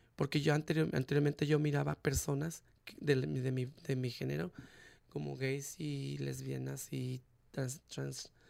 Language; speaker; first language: Spanish; native; Spanish